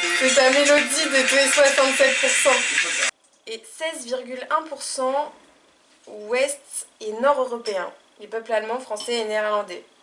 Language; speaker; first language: French; native; French